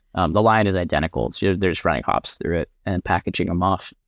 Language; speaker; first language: English; native; English